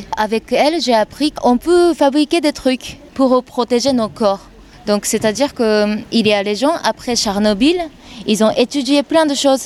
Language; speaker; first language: French; non-native, fluent; Japanese